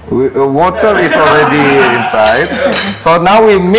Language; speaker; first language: English; non-native, local second language; Indonesian